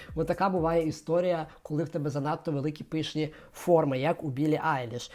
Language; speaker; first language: Ukrainian; non-native, local second language; Russian